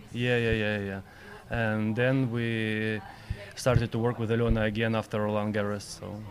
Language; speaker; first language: English; non-native, learner; Ukrainian